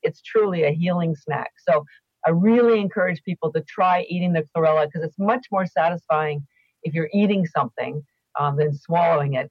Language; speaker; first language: English; native; English